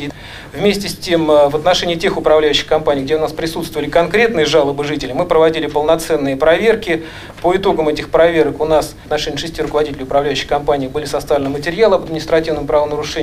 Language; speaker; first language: Russian; native; Russian